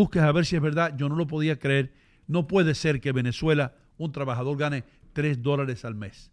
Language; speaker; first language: Spanish; native; Spanish